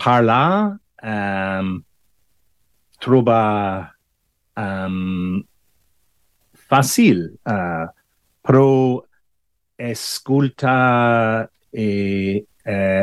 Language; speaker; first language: Catalan; non-native, learner; English